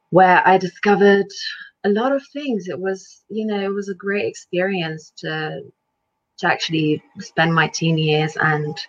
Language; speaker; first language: English; early bilingual, other home language; Lithuanian